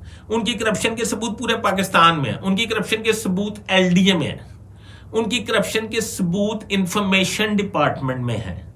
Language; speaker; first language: Urdu; native; Urdu